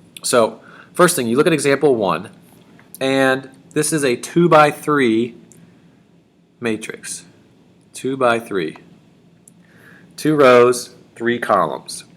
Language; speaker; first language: English; native; English